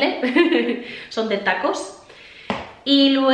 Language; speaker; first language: Spanish; native; Spanish